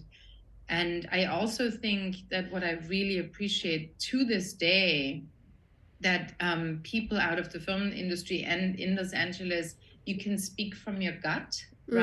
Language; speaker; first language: English; non-native, fluent; German